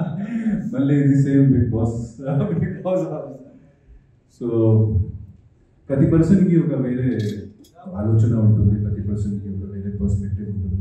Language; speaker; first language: Telugu; non-native, fluent; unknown